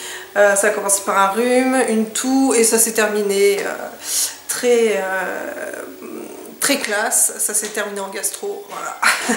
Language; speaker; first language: French; native; French